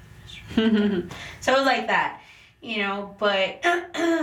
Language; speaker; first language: English; early bilingual, other home language; Spanish